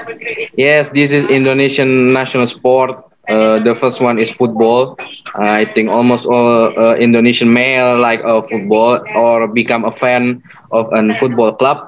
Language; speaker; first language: English; non-native, learner; Indonesian